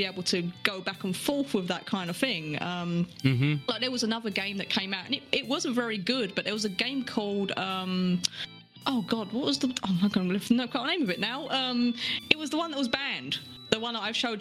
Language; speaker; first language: English; native; English